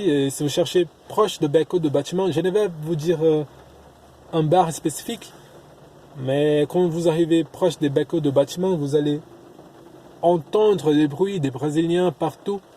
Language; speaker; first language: French; non-native, fluent; Portuguese